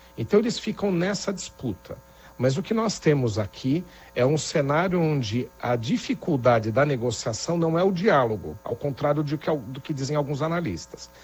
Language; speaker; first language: Portuguese; native; Portuguese